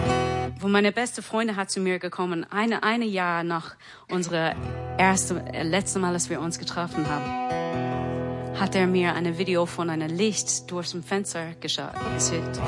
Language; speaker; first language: German; non-native, learner; English